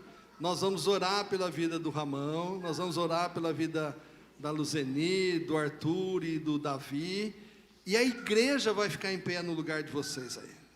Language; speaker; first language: Portuguese; native; Portuguese